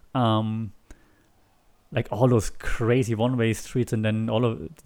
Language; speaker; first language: English; non-native, fluent; German